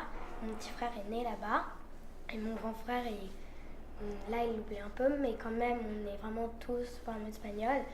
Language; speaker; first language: French; non-native, fluent; Spanish